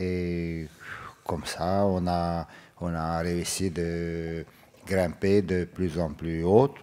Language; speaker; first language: French; non-native, fluent; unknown